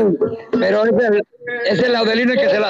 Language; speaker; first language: Spanish; native; Spanish